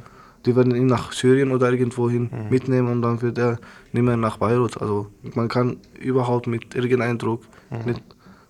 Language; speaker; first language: German; non-native, learner; Arabic